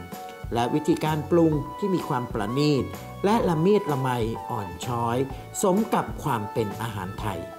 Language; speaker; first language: Thai; native; Thai